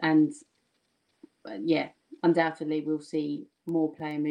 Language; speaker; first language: English; native; English